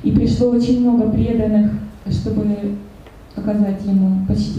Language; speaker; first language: Russian; native; Russian